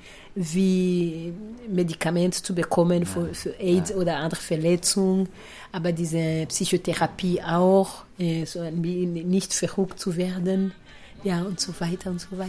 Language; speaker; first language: German; non-native, fluent; Kinyarwanda